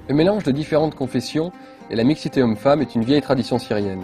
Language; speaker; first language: French; native; French